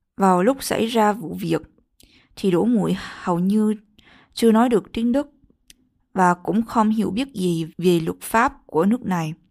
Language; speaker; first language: Vietnamese; early bilingual, heritage; Vietnamese